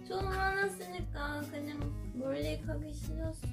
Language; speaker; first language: Korean; non-native, learner; Dutch